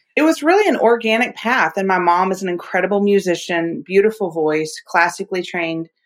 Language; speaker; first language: English; native; English